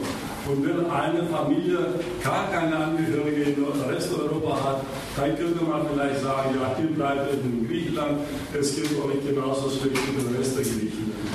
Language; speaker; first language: German; non-native, fluent; Greek